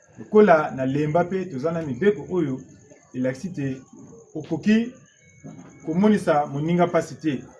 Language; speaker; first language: Lingala; non-native, local second language; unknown